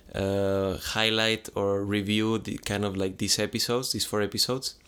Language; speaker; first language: English; non-native, fluent; Spanish